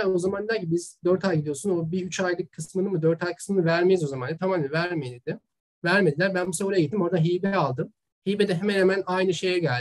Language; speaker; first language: Turkish; native; Turkish